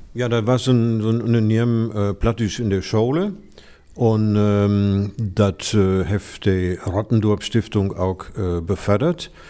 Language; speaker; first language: German; native; German